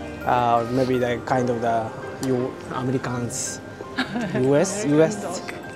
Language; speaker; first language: English; non-native, learner; Japanese